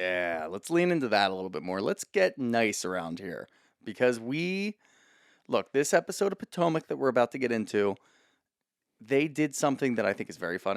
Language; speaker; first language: English; native; English